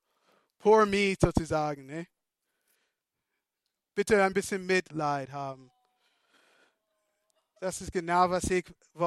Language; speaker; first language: German; non-native, fluent; English